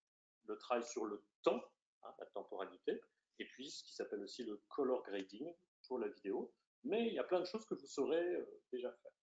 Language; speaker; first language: French; native; French